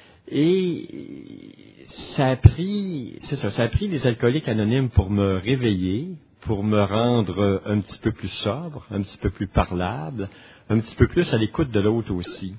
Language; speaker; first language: French; native; French